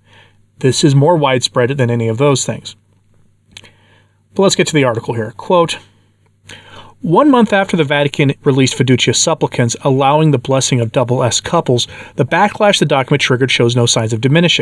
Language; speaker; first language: English; native; English